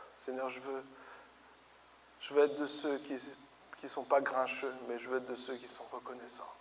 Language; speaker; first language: French; native; French